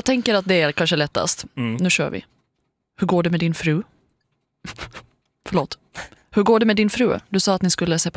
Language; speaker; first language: Swedish; native; Swedish